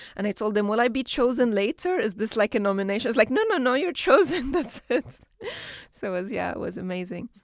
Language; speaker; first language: English; non-native, fluent; Arabic